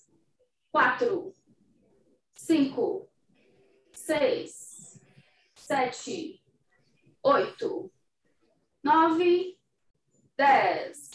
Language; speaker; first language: Portuguese; native; Portuguese